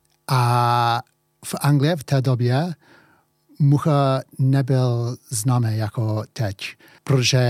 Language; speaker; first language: Czech; early bilingual, heritage; English